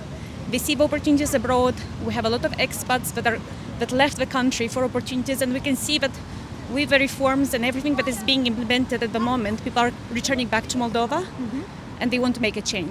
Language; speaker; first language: English; non-native, fluent; Romanian